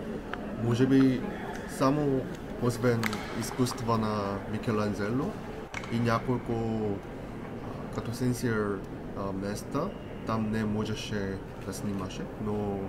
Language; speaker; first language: Bulgarian; non-native, learner; Korean